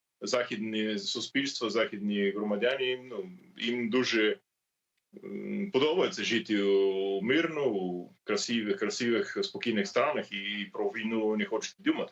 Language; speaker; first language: Ukrainian; non-native, learner; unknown